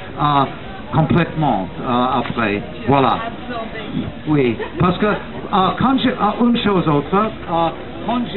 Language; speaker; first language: French; non-native, learner; English